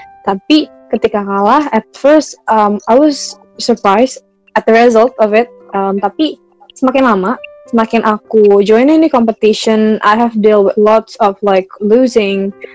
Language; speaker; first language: English; non-native, fluent; Indonesian